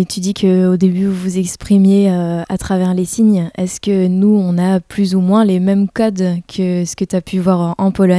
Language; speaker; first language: French; native; French